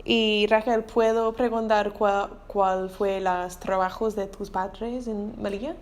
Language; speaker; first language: Spanish; non-native, learner; English